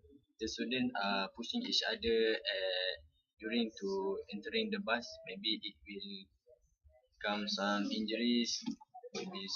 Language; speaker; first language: English; non-native, local second language; Malay